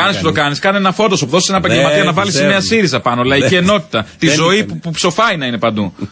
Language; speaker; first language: Greek; native; Greek